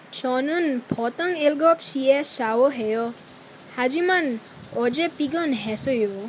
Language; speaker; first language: Korean; non-native, learner; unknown